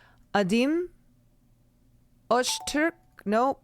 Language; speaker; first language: Turkish; non-native, learner; English